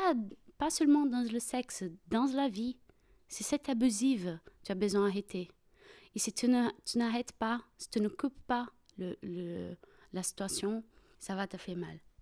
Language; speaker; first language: French; non-native, fluent; Portuguese